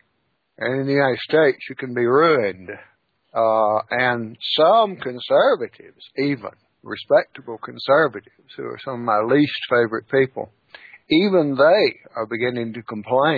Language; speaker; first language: English; native; English